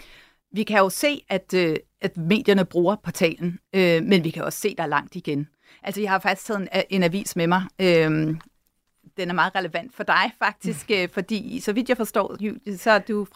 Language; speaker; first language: Danish; native; Danish